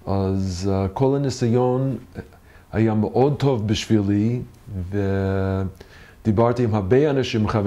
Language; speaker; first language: Hebrew; non-native, learner; English